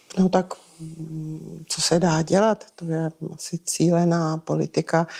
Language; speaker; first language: Czech; non-native, fluent; Russian